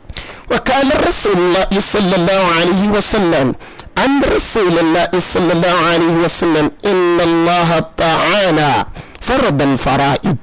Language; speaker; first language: Arabic; non-native, learner; Yoruba